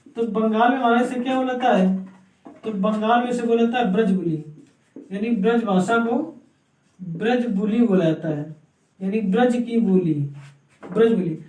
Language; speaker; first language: Hindi; native; Hindi